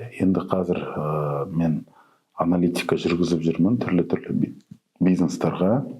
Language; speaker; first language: Kazakh; native; Kazakh